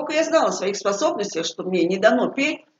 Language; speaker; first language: Russian; native; Russian